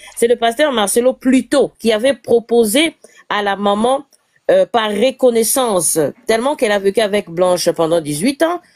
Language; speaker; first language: French; non-native, local second language; Lingala